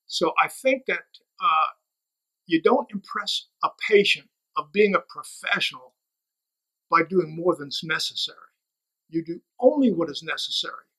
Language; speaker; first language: English; native; English